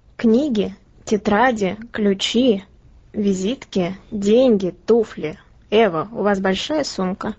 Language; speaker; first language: Russian; native; Russian